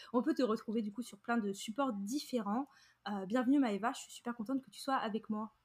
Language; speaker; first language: French; native; French